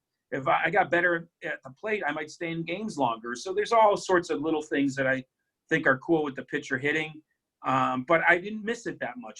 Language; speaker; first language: English; native; English